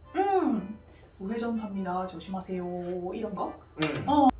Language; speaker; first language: Korean; non-native, fluent; Japanese